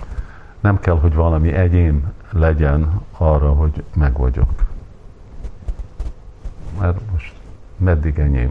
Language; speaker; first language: Hungarian; early bilingual, heritage; Hungarian